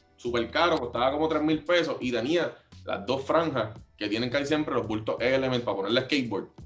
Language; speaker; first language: Spanish; native; Spanish